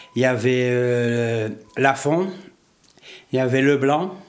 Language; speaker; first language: French; native; French